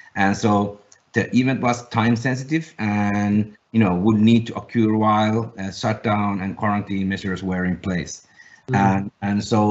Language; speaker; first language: English; non-native, fluent; Finnish